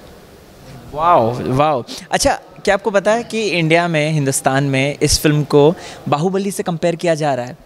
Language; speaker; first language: Hindi; native; Hindi